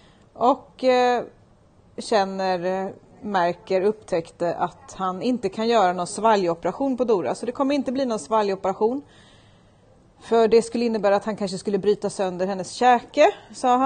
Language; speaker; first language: Swedish; native; Swedish